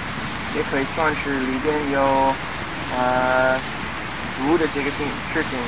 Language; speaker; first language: Chinese; non-native, fluent; English